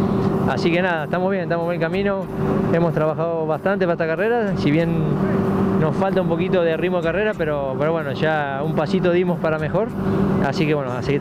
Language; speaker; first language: Spanish; native; Spanish